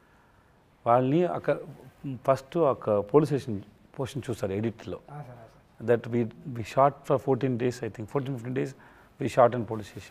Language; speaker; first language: Telugu; non-native, learner; Tamil